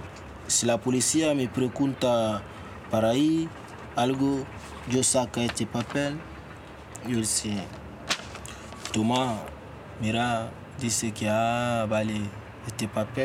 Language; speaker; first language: Spanish; non-native, learner; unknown